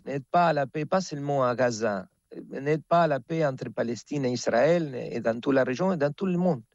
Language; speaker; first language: French; non-native, fluent; Spanish